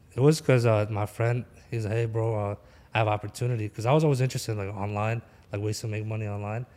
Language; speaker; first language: English; native; English